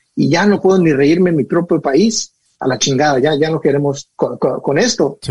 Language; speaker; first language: Spanish; early bilingual, heritage; Spanish